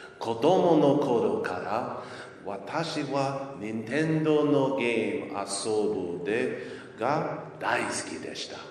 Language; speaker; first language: Japanese; non-native, learner; English